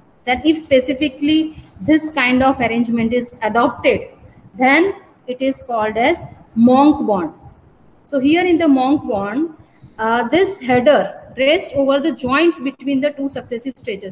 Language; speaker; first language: English; non-native, local second language; Gujarati